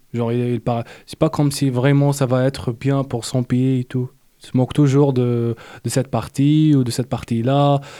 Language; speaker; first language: French; non-native, local second language; Arabic